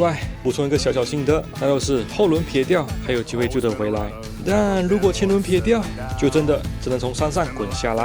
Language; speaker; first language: Chinese; native; Chinese